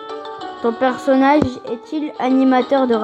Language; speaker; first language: French; native; French